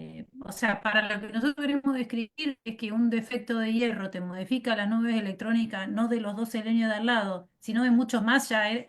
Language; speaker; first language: Spanish; native; Spanish